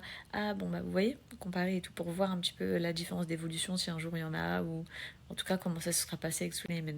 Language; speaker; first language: French; native; French